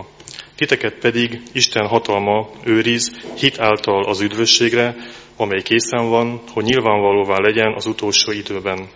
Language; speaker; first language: Hungarian; native; Hungarian